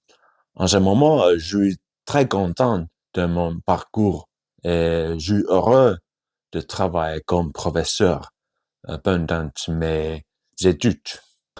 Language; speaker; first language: French; non-native, fluent; Finnish